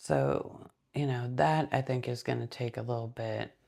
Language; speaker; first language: English; native; English